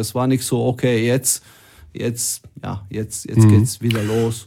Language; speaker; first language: German; non-native, fluent; Croatian